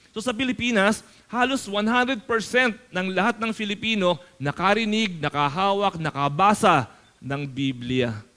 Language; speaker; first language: Filipino; native; Filipino